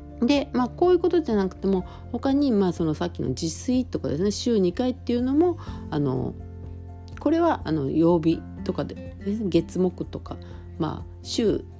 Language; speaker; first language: Japanese; native; Japanese